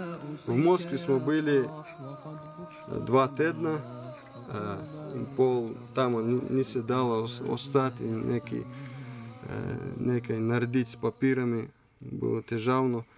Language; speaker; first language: Slovenian; non-native, learner; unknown